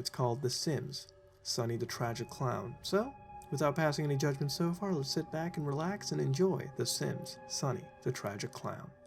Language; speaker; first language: English; native; English